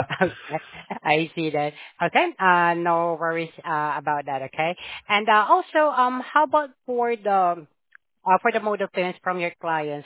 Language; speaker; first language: English; non-native, fluent; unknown